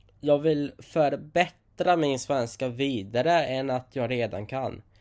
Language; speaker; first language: Swedish; non-native, fluent; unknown